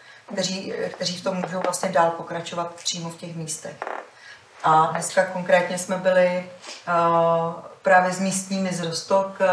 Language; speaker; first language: Czech; native; Czech